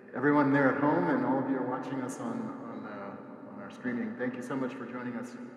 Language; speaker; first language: English; native; English